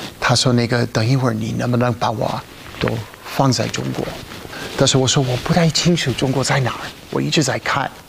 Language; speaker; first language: Chinese; non-native, fluent; English